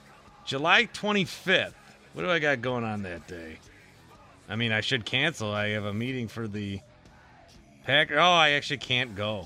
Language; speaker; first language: English; native; English